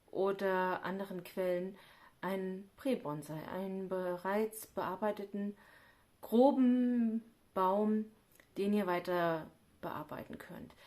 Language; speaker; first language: German; native; German